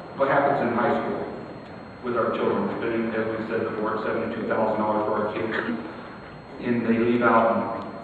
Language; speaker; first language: English; native; English